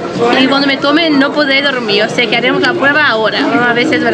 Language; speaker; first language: Spanish; non-native, fluent; Portuguese